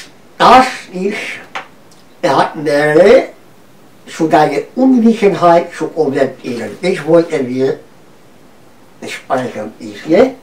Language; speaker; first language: German; non-native, learner; Romanian